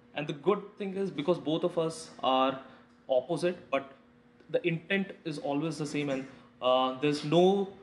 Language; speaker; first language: English; non-native, local second language; Hindi